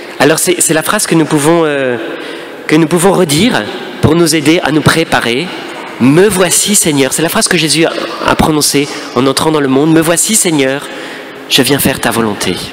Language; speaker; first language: French; native; French